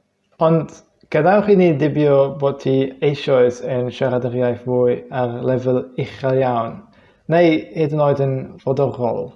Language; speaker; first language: Welsh; non-native, fluent; English